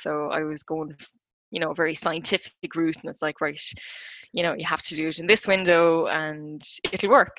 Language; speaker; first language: English; native; English